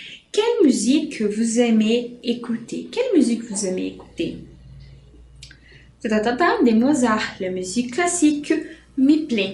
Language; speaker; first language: French; non-native, fluent; Portuguese